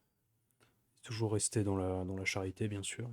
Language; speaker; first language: French; native; French